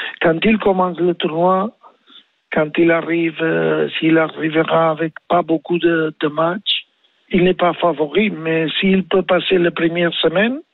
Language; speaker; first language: French; non-native, learner; Spanish